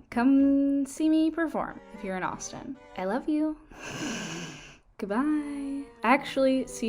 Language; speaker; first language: English; native; English